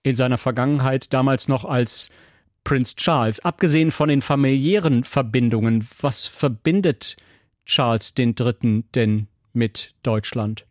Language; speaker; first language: German; native; German